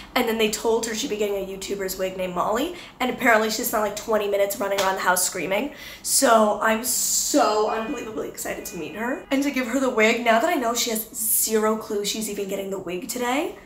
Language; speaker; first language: English; native; English